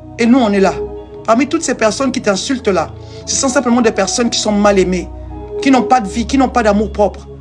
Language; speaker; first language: French; non-native, local second language; Lingala